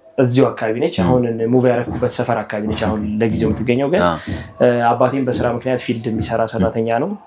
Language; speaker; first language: Amharic; native; Amharic